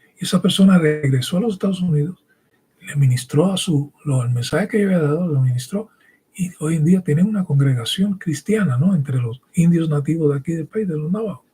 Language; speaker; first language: Spanish; early bilingual, heritage; Spanish